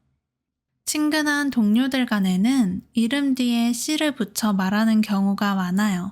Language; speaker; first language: Korean; native; Korean